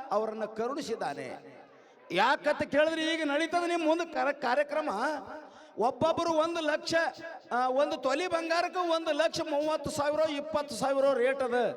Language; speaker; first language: Kannada; native; Kannada